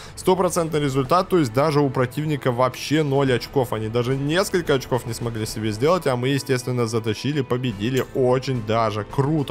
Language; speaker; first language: Russian; native; Russian